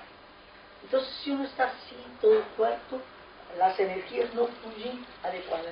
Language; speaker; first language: Spanish; non-native, fluent; Portuguese